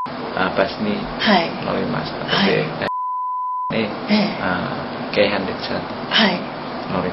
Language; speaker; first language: Japanese; non-native, learner; Indonesian